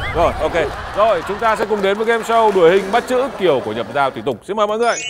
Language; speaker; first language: Vietnamese; native; Vietnamese